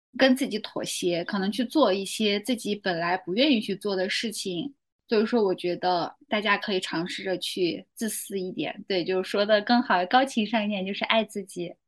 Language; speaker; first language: Chinese; native; Chinese